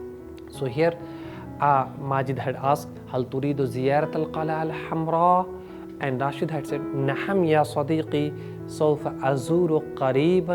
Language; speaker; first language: Arabic; non-native, fluent; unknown